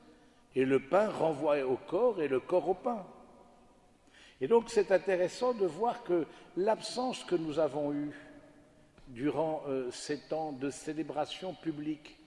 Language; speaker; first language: French; native; French